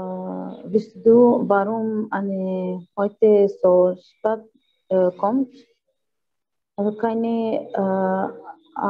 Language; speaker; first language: German; non-native, learner; Arabic